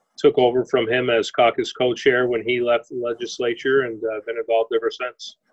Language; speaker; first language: English; native; English